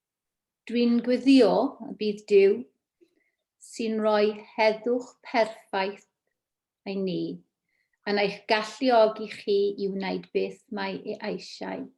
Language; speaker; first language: Welsh; non-native, local second language; English